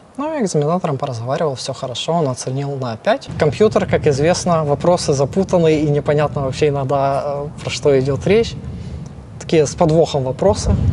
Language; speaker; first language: Russian; non-native, local second language; Ukrainian